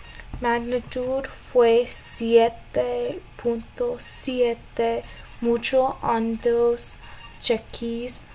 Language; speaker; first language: Spanish; non-native, learner; English